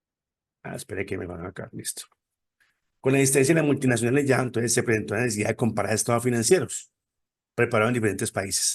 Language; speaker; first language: Spanish; native; Spanish